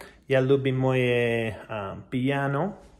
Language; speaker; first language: Polish; non-native, learner; English